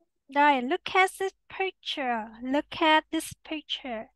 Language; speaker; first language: English; non-native, fluent; Vietnamese